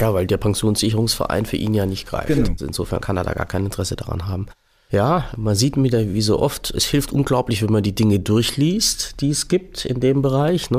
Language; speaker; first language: German; native; German